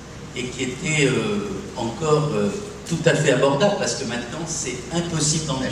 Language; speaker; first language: French; native; French